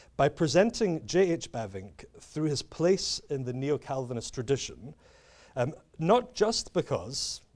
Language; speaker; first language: English; native; English